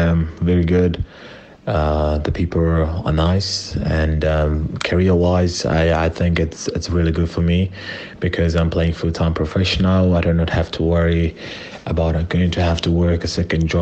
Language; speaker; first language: English; non-native, local second language; Shona